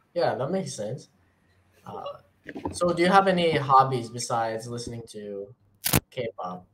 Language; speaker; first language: English; native; English